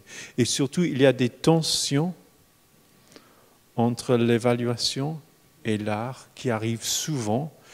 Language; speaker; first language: French; non-native, fluent; English